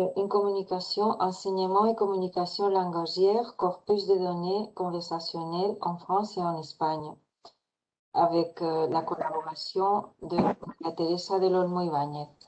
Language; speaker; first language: French; non-native, fluent; Spanish